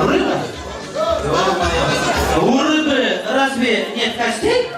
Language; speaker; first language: Russian; non-native, local second language; Kyrgyz